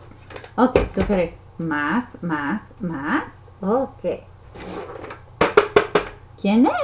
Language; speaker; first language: Spanish; non-native, learner; English